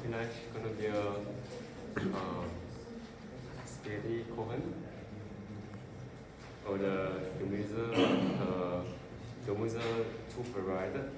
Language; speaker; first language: German; non-native, learner; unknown